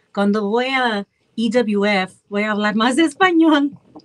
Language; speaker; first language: Spanish; non-native, learner; English